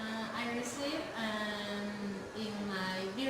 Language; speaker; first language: English; non-native, learner; Spanish